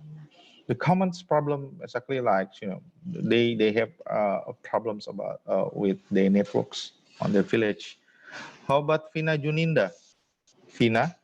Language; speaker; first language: English; non-native, fluent; Indonesian